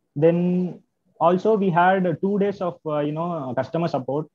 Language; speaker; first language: English; non-native, local second language; Tamil